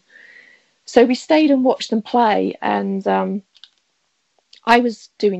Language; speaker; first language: English; native; English